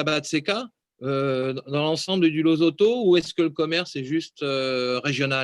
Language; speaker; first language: French; native; French